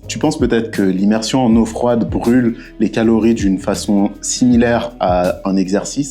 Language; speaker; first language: French; native; French